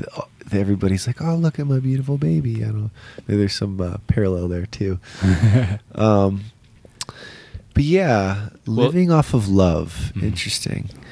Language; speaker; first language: English; native; English